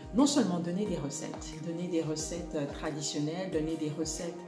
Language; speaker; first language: French; non-native, local second language; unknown